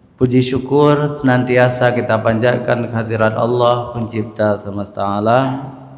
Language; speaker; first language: Malay; non-native, local second language; Achinese